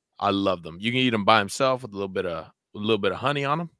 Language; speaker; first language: English; early bilingual, other home language; Spanish